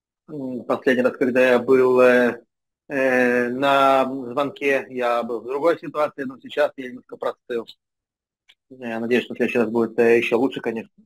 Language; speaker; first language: Russian; non-native, fluent; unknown